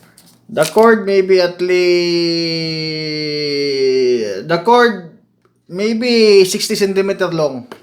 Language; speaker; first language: English; non-native, local second language; Filipino